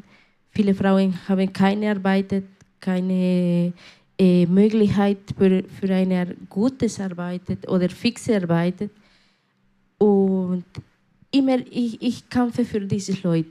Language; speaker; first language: German; non-native, learner; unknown